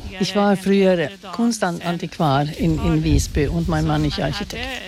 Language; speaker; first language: German; non-native, fluent; Swedish